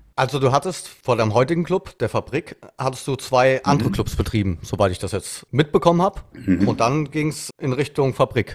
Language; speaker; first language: German; native; German